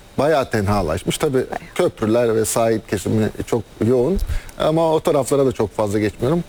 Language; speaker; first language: Turkish; native; Turkish